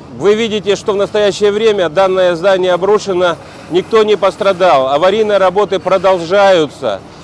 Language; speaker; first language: Russian; native; Russian